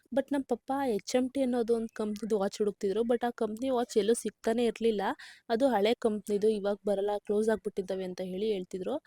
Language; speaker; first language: Kannada; native; Kannada